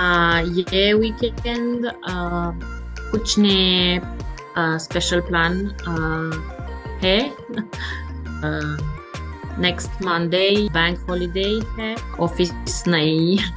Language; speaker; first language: Hindi; non-native, learner; French